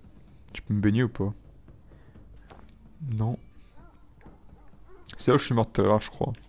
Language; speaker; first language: French; native; French